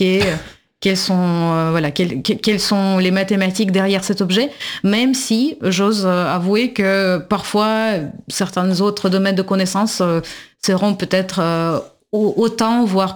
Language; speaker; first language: French; non-native, fluent; Russian